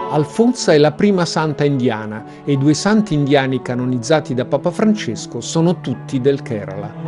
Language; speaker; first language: Italian; native; Italian